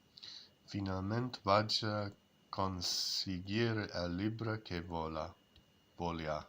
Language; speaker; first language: Catalan; non-native, learner; English